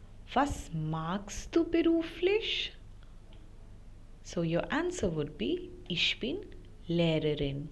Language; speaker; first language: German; non-native, fluent; Hindi